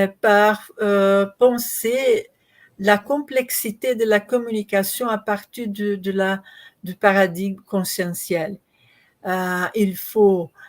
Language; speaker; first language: French; non-native, learner; Portuguese